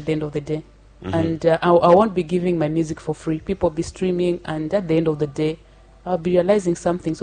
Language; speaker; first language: English; non-native, local second language; Bemba